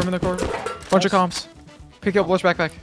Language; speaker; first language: English; native; English